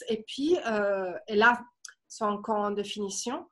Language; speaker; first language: French; non-native, fluent; Italian